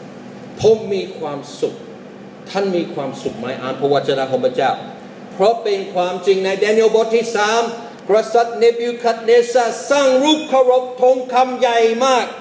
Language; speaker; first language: Thai; non-native, fluent; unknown